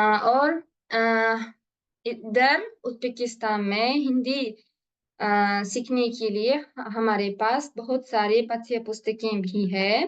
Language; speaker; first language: Hindi; non-native, learner; Uzbek